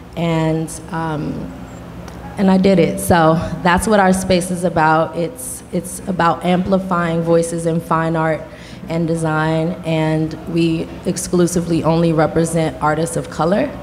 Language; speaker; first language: English; native; English